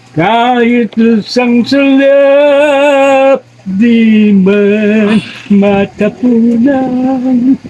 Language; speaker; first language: Filipino; non-native, local second language; Bikol